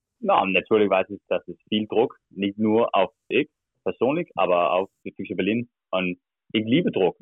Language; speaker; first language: German; non-native, learner; Danish